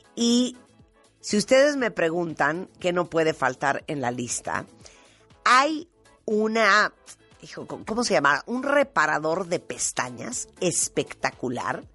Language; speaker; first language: Spanish; native; Spanish